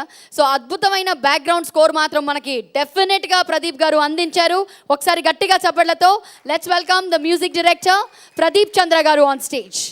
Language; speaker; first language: Telugu; native; Telugu